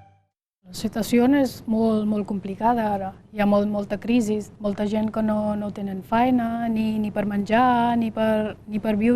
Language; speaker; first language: Catalan; non-native, learner; Punjabi